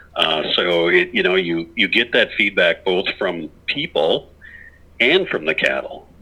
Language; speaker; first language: English; native; English